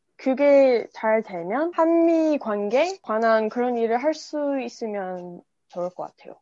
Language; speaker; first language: Korean; non-native, fluent; English